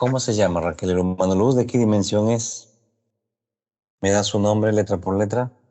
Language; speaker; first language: Spanish; native; Spanish